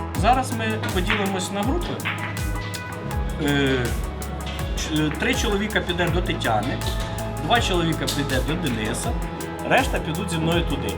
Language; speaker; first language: Ukrainian; native; Ukrainian